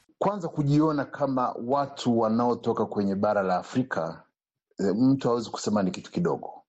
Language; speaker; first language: Swahili; non-native, local second language; Kinyarwanda